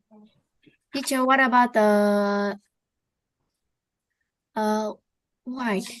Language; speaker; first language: English; non-native, learner; Vietnamese